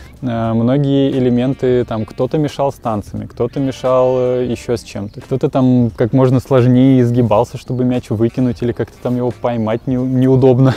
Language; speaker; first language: Russian; native; Russian